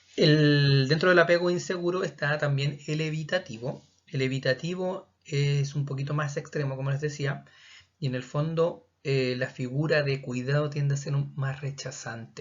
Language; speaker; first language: Spanish; native; Spanish